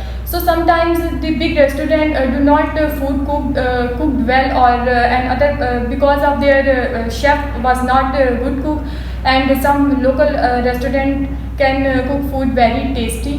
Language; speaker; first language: English; non-native, local second language; Urdu